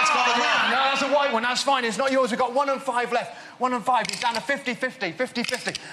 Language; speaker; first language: English; native; English